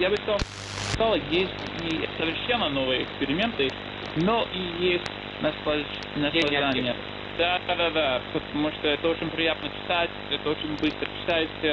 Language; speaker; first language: Russian; non-native, fluent; English